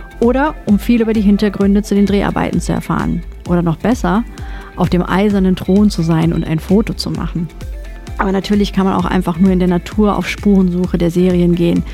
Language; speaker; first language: German; native; German